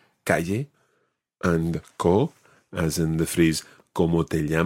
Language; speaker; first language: Spanish; non-native, fluent; English